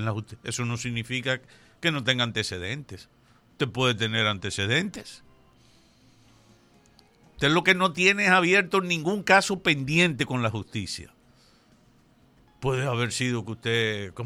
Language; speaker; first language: Spanish; native; Spanish